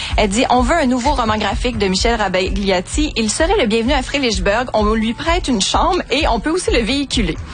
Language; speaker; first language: French; native; French